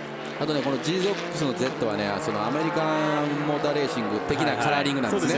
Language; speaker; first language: Japanese; native; Japanese